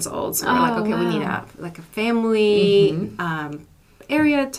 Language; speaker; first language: English; non-native, fluent; Polish